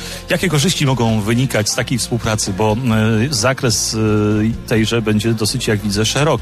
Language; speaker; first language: Polish; native; Polish